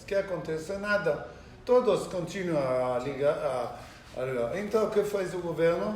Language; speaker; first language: Portuguese; non-native, learner; Hebrew